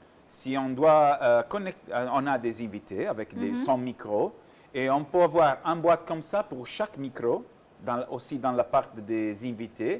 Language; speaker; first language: French; non-native, learner; Italian